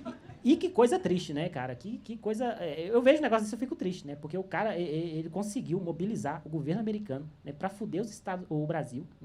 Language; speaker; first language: Portuguese; native; Portuguese